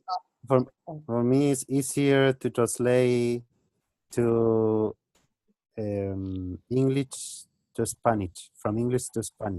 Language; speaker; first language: English; non-native, learner; Spanish